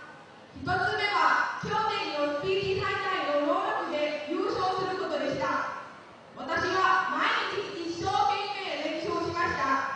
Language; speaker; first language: Japanese; non-native, learner; Lao